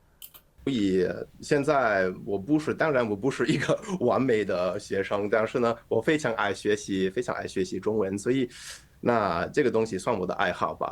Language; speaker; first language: Chinese; non-native, learner; English